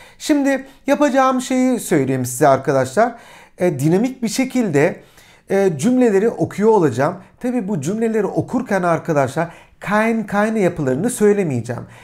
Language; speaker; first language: Turkish; native; Turkish